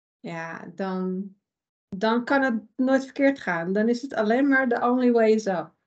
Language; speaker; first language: Dutch; early bilingual, other home language; Persian